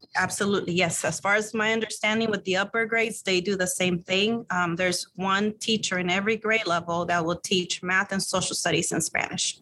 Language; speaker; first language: English; early bilingual, other home language; Spanish